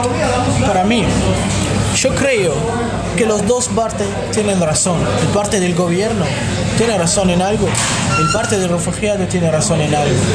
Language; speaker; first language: Spanish; non-native, learner; Arabic